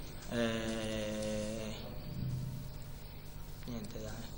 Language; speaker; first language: Italian; non-native, fluent; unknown